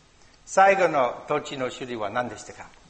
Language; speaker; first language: Japanese; non-native, learner; English